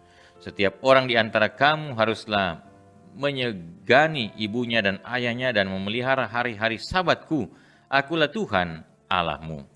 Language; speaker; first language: Indonesian; native; Indonesian